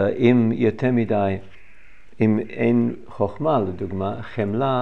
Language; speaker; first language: Hebrew; non-native, fluent; English